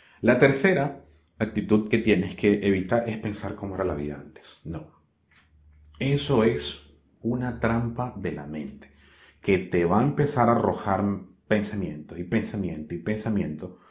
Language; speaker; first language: Spanish; native; Spanish